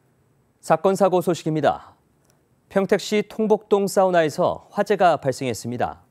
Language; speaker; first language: Korean; native; Korean